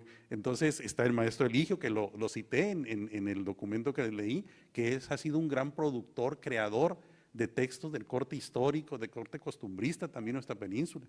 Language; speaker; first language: Spanish; native; Spanish